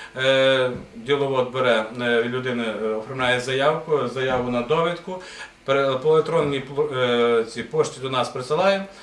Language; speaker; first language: Ukrainian; native; Ukrainian